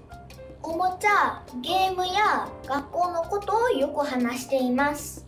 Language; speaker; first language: Japanese; early bilingual, other home language; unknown